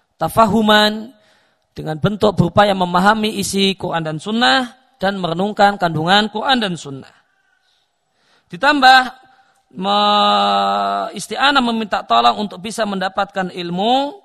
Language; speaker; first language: Indonesian; native; Indonesian